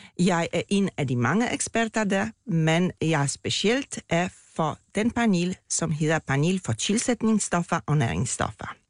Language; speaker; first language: Danish; non-native, fluent; Polish